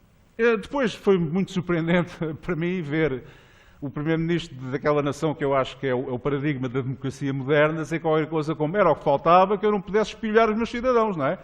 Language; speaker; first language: Portuguese; native; Portuguese